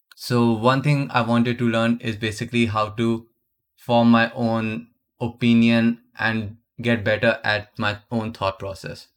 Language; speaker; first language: English; non-native, local second language; Hindi